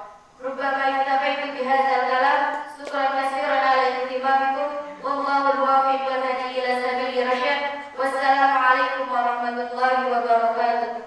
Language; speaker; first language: Arabic; non-native, learner; Indonesian